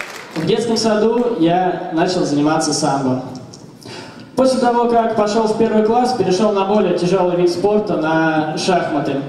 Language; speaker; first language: Russian; native; Russian